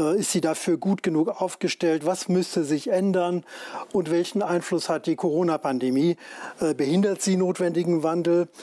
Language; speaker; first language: German; native; German